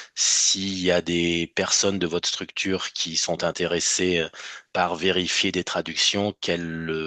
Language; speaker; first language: French; native; French